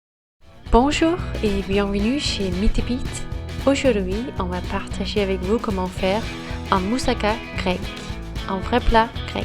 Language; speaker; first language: French; non-native, fluent; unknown